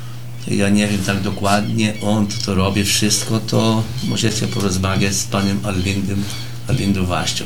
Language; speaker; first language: Polish; early bilingual, heritage; Portuguese